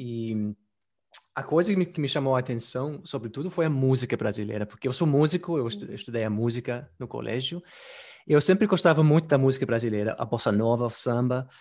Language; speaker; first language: Portuguese; non-native, fluent; English